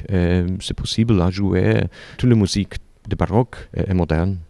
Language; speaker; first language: French; non-native, learner; Slovak